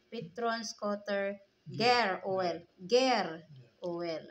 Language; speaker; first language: English; non-native, learner; Filipino